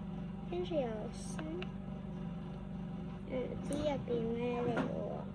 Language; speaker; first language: Cantonese; native; Cantonese